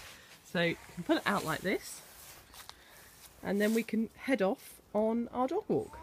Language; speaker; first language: English; native; English